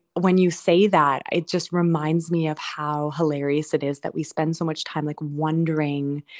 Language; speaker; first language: English; native; English